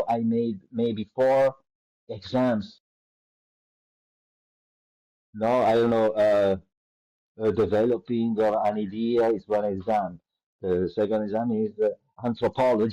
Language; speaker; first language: English; non-native, learner; Italian